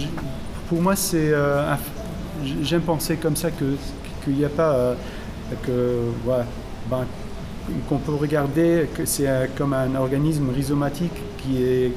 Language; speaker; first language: French; non-native, fluent; German